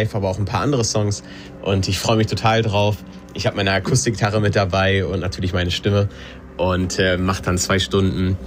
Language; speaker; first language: German; native; German